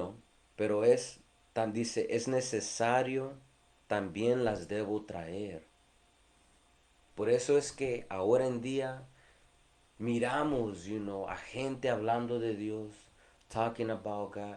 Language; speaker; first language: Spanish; early bilingual, heritage; Spanish